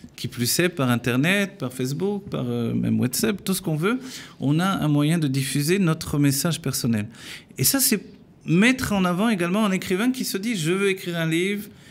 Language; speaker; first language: French; native; French